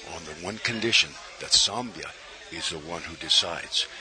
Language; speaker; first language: English; native; English